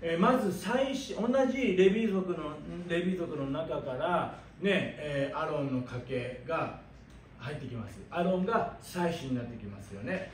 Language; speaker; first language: Japanese; native; Japanese